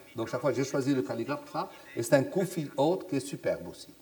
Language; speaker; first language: French; non-native, local second language; Arabic